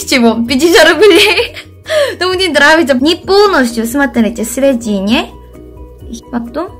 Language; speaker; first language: Russian; non-native, fluent; Korean